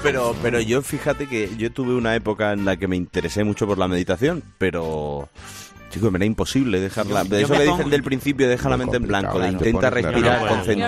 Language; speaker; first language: Spanish; native; Spanish